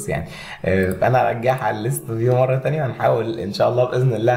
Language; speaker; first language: Arabic; native; Arabic